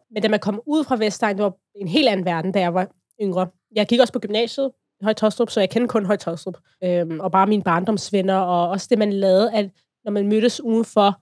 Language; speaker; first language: Danish; native; Danish